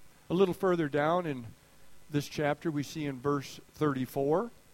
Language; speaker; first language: English; native; English